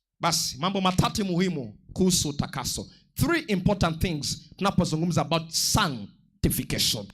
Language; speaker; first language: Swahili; non-native, local second language; Luo (Kenya and Tanzania)